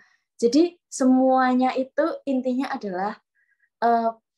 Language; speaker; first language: Indonesian; native; Indonesian